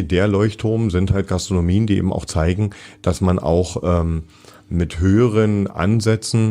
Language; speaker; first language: German; native; German